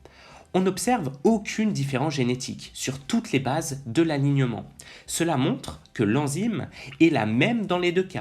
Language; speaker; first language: French; native; French